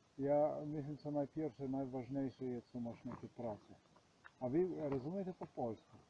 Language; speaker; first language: Polish; non-native, learner; Slovenian